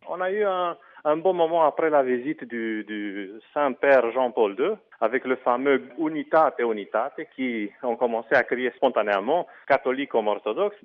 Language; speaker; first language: French; non-native, fluent; Romanian